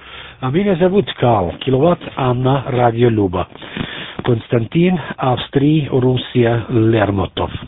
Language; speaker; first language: Russian; non-native, learner; German